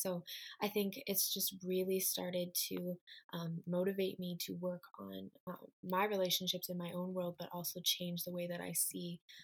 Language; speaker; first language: English; native; English